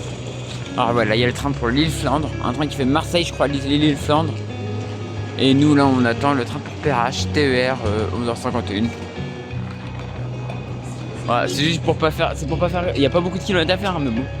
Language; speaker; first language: French; native; French